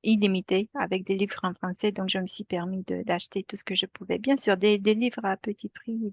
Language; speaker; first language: French; non-native, fluent; Romanian